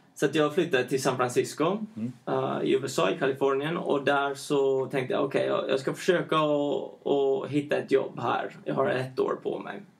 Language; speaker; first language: Swedish; early bilingual, heritage; Swedish